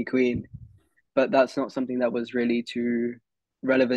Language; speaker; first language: English; early bilingual, other home language; Hindi